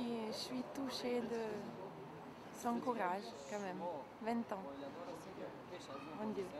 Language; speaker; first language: French; non-native, local second language; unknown